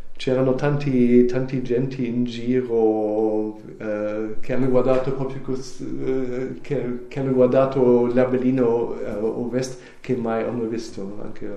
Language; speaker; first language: Italian; non-native, learner; German